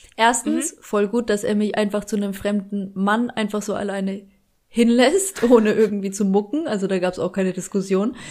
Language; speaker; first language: German; early bilingual, other home language; Polish